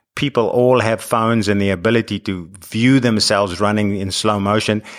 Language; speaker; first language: English; native; English